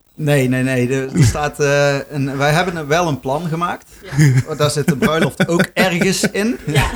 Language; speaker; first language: Dutch; native; Dutch